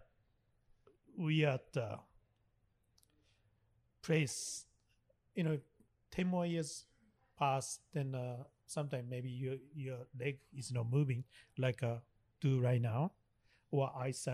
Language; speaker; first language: English; non-native, learner; Japanese